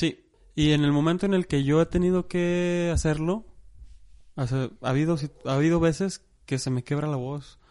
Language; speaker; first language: Spanish; native; Spanish